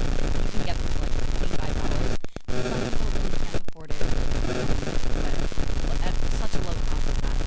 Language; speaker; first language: English; native; English